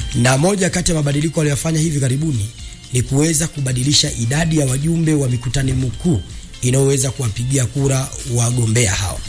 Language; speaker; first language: Swahili; native; Swahili